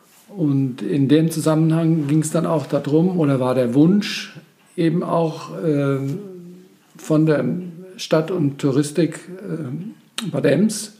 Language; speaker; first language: German; native; German